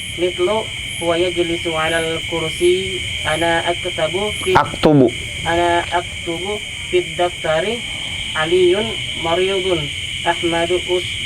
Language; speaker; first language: Arabic; non-native, learner; Indonesian